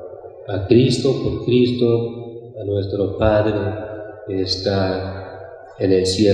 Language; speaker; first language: Spanish; non-native, fluent; English